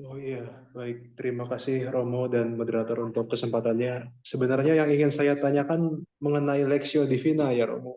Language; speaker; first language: Indonesian; native; Indonesian